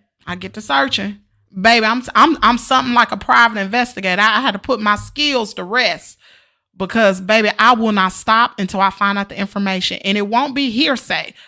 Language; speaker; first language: English; native; English